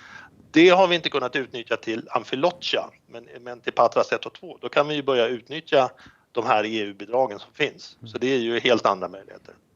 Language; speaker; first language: Swedish; native; Swedish